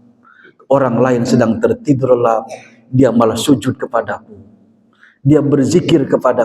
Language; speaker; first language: Indonesian; native; Indonesian